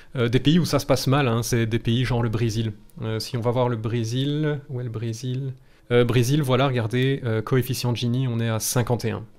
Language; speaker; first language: French; native; French